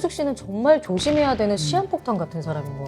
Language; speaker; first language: Korean; native; Korean